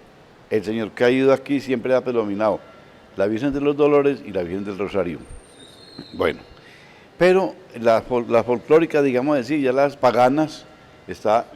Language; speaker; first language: Spanish; native; Spanish